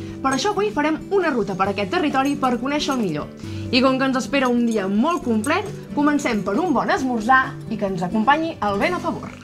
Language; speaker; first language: Catalan; native; Catalan